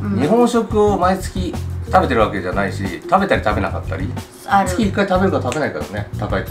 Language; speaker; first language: Japanese; native; Japanese